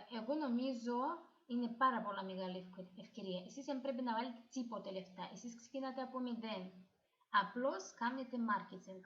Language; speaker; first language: Greek; non-native, learner; Russian